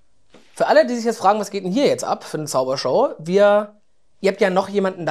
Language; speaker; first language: German; native; German